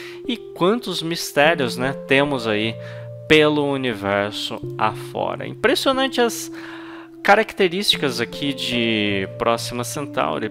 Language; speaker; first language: Portuguese; native; Portuguese